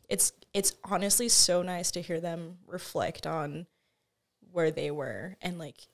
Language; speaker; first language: English; native; English